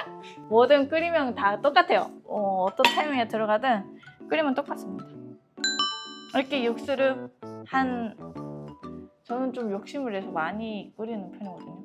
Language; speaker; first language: Korean; non-native, fluent; Japanese